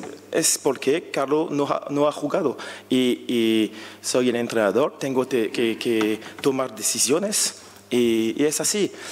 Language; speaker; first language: Spanish; non-native, learner; French